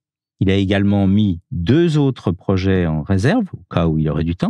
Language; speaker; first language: French; native; French